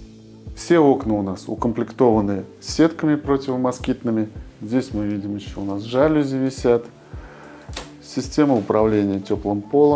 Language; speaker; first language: Russian; native; Russian